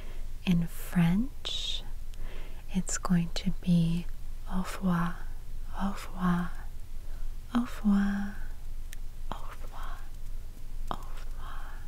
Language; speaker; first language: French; non-native, learner; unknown